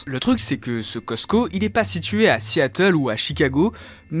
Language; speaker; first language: French; native; French